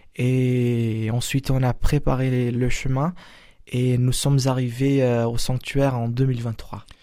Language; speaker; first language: French; non-native, fluent; Portuguese